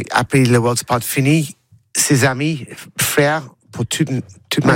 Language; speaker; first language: French; non-native, learner; English